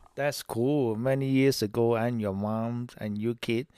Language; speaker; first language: English; non-native, local second language; Cantonese